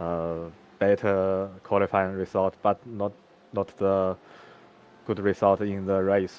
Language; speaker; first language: English; non-native, learner; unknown